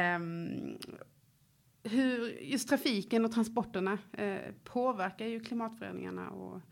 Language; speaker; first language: Swedish; native; Swedish